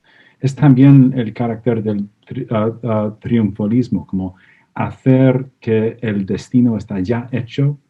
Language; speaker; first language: Spanish; non-native, fluent; English